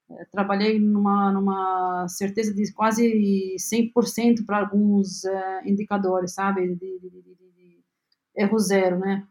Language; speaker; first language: Portuguese; non-native, fluent; Arabic